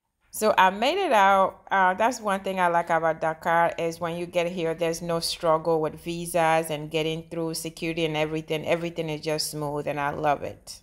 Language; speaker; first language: English; non-native, fluent; Wolof